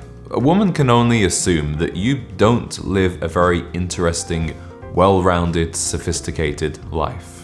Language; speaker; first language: English; native; English